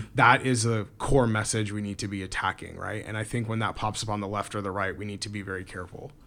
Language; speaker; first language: English; native; English